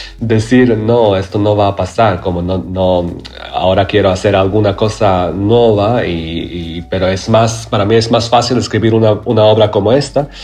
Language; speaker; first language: Spanish; non-native, learner; Croatian